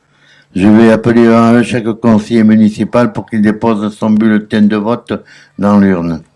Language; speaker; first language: French; native; French